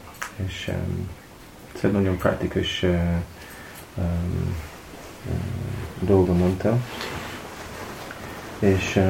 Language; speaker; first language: Hungarian; non-native, learner; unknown